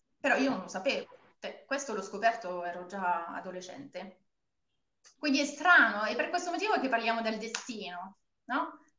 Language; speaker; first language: Italian; non-native, fluent; French